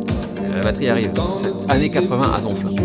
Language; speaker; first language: French; native; French